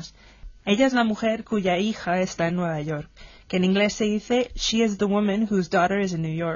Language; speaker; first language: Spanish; non-native, fluent; English